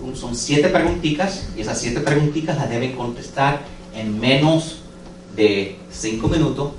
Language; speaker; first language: Spanish; non-native, fluent; English